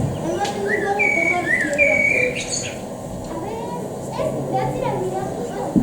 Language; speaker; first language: Basque; non-native, local second language; Spanish